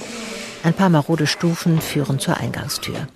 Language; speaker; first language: German; native; German